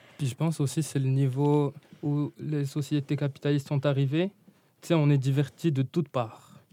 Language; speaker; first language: French; non-native, local second language; Arabic